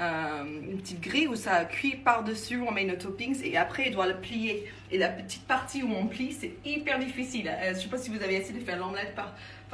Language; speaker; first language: French; non-native, fluent; English